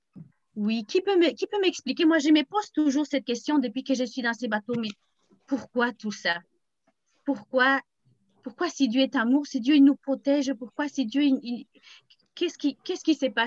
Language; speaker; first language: French; native; French